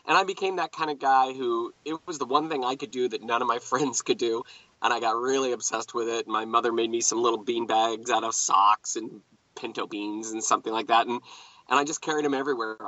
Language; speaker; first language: English; native; English